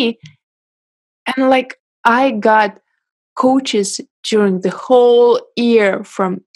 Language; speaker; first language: English; non-native, fluent; Russian